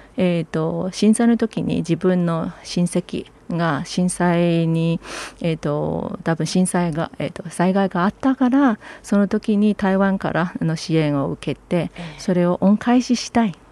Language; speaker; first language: Japanese; non-native, fluent; Chinese